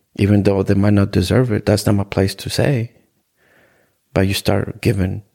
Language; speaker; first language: English; non-native, fluent; Spanish